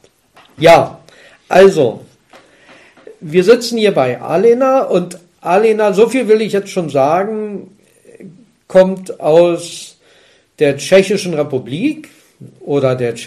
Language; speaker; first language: German; native; German